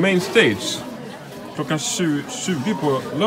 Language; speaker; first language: Swedish; native; Swedish